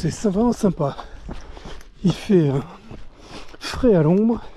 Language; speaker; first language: French; native; French